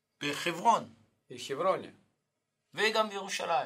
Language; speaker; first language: Hebrew; non-native, fluent; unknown